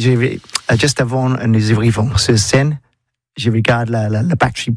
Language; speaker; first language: French; non-native, learner; English